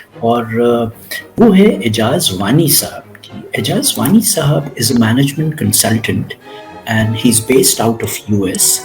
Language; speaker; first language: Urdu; native; Urdu